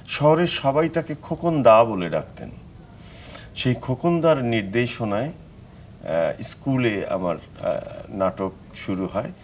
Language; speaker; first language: Bangla; native; Bangla